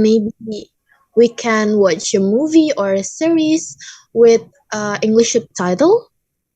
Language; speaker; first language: English; non-native, learner; Indonesian